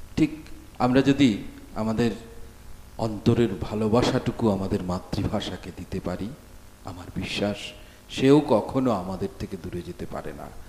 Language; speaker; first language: Bangla; native; Bangla